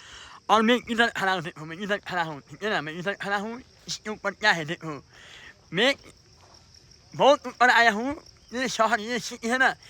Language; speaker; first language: Hindi; non-native, fluent; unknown